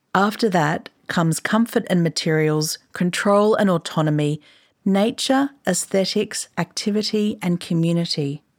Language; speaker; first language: English; native; English